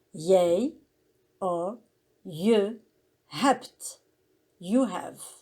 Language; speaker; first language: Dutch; non-native, learner; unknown